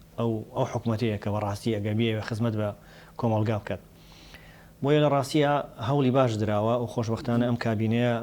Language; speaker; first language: Central Kurdish; native; Central Kurdish